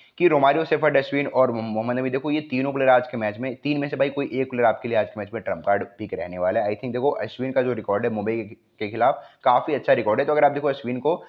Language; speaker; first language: Hindi; native; Hindi